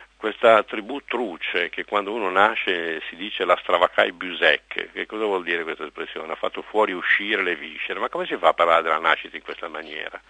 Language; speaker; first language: Italian; native; Italian